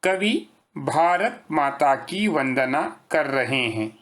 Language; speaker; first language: Hindi; non-native, local second language; Kannada